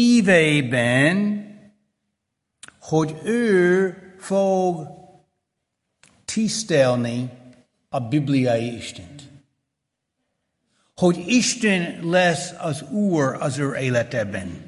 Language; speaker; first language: Hungarian; early bilingual, heritage; Hungarian